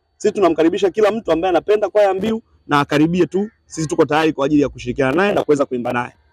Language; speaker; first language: Swahili; native; Swahili